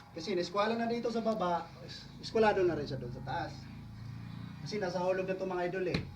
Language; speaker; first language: Filipino; non-native, local second language; Cebuano